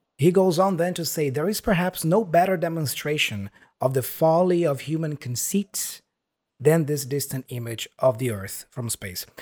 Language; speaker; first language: English; non-native, fluent; Portuguese